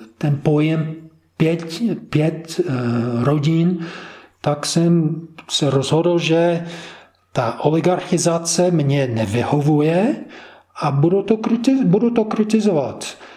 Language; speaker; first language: Czech; non-native, fluent; English